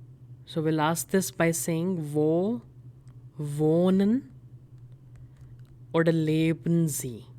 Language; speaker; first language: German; non-native, fluent; Hindi